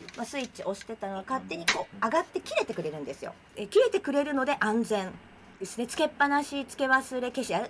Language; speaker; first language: Japanese; native; Japanese